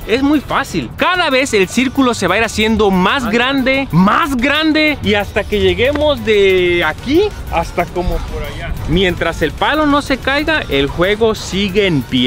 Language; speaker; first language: Spanish; native; Spanish